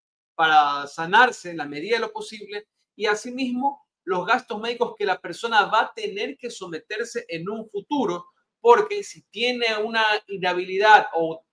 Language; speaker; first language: Spanish; native; Spanish